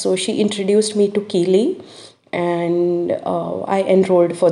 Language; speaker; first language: English; non-native, local second language; Hindi